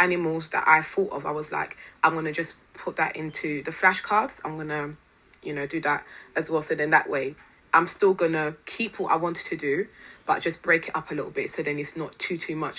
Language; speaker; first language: English; non-native, fluent; Lingala